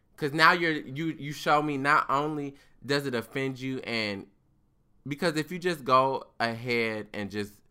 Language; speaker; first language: English; native; English